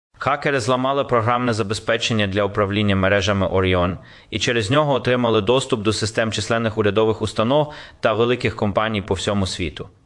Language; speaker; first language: Ukrainian; native; Ukrainian